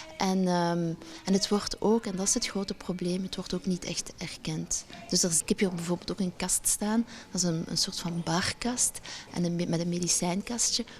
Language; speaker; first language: Dutch; native; Dutch